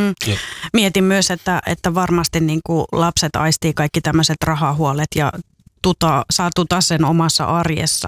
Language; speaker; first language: Finnish; native; Finnish